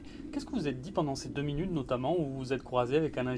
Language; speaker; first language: French; native; French